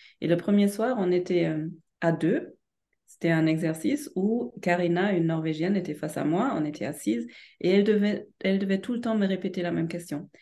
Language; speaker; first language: French; non-native, fluent; German